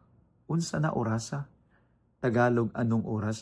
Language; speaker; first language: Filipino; non-native, local second language; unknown